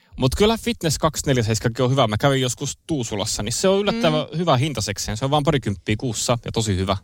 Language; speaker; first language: Finnish; early bilingual, other home language; Estonian